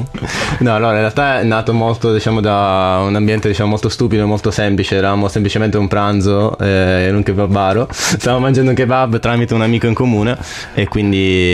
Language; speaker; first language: Italian; native; Italian